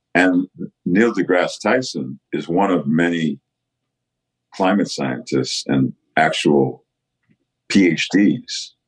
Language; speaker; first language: English; native; English